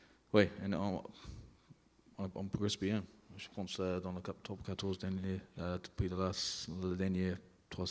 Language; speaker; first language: French; non-native, learner; English